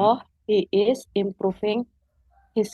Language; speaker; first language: English; non-native, learner; Indonesian